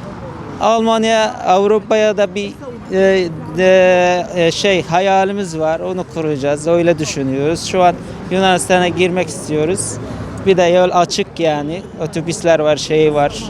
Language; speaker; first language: Turkish; non-native, fluent; Arabic